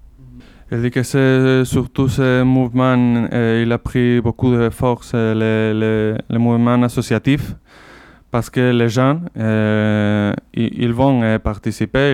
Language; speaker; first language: French; non-native, learner; Basque